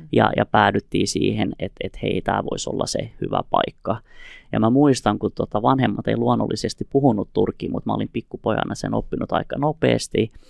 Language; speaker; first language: Finnish; early bilingual, other home language; Kurdish